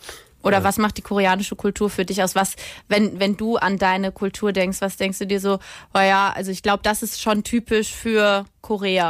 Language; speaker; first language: German; native; German